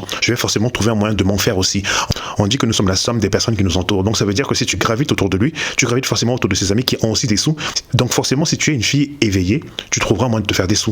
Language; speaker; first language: French; native; French